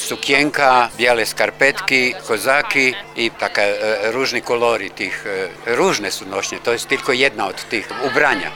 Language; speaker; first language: Polish; non-native, learner; Croatian